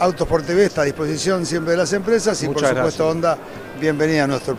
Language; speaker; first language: Spanish; native; Spanish